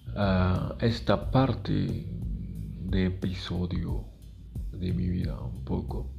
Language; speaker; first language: Spanish; non-native, fluent; Haitian Creole